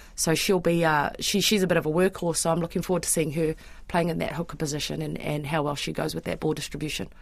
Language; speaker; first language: English; native; English